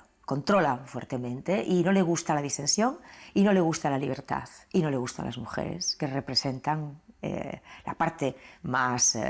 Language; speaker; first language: Spanish; native; Spanish